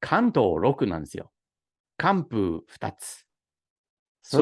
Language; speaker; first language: Japanese; non-native, fluent; English